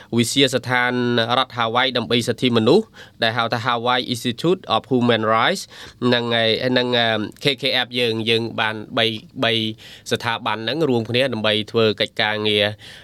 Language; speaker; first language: Khmer; native; Khmer